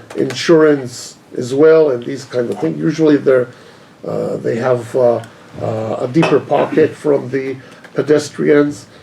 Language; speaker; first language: English; non-native, fluent; Hebrew